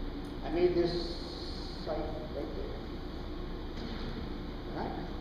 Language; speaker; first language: English; native; English